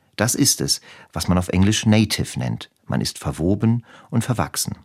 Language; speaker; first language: German; native; German